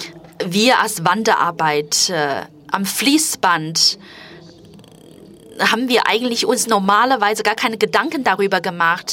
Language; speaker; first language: German; non-native, fluent; Chinese